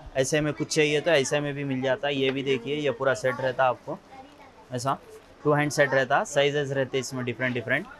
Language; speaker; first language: Hindi; non-native, local second language; Urdu